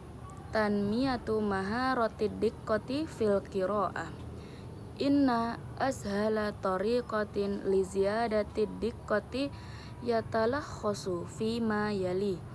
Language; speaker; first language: Arabic; non-native, learner; Indonesian